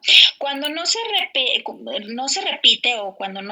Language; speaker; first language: Spanish; native; Spanish